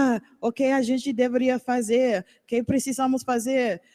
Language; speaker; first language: Portuguese; non-native, learner; English